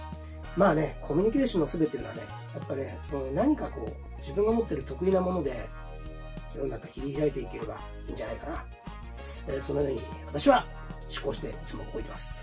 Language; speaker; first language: Japanese; native; Japanese